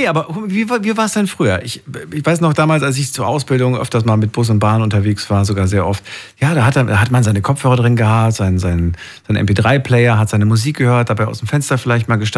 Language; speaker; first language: German; native; German